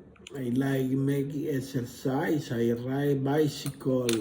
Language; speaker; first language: English; non-native, learner; Spanish